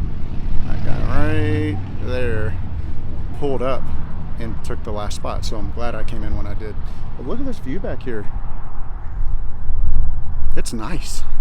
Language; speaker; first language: English; native; English